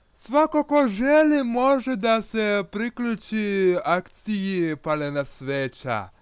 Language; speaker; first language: Croatian; non-native, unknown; Russian